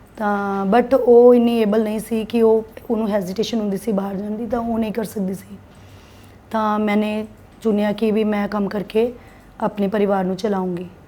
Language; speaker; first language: Punjabi; non-native, local second language; Hindi